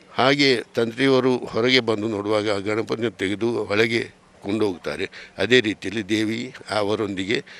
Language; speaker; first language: Kannada; native; Kannada